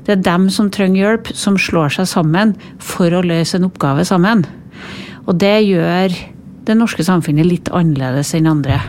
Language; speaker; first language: Norwegian; native; Norwegian